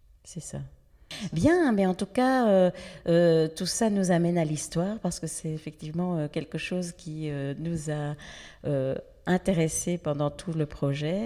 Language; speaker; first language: French; native; French